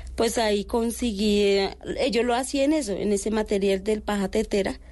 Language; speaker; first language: Spanish; non-native, local second language; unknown